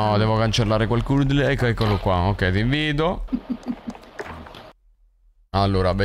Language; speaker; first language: Italian; native; Italian